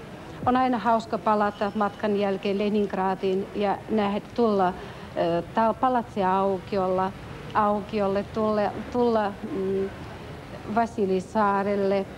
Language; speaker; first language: Finnish; early bilingual, heritage; Finnish